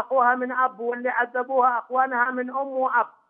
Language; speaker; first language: Arabic; native; Arabic